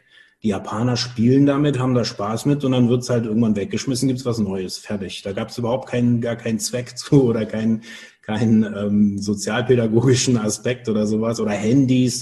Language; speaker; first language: German; native; German